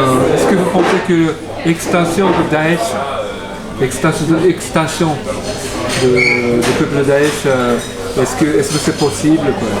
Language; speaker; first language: French; non-native, learner; Japanese